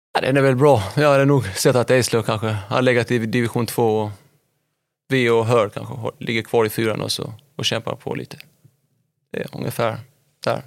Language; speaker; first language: Swedish; early bilingual, other home language; Albanian